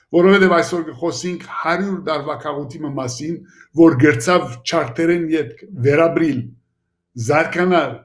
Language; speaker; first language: Armenian; early bilingual, heritage; Armenian